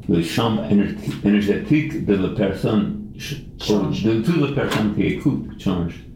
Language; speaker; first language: French; non-native, fluent; English